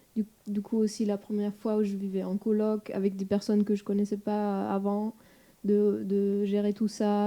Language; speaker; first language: French; non-native, fluent; German